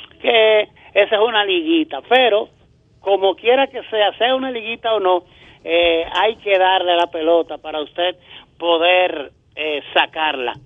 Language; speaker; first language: Spanish; native; Spanish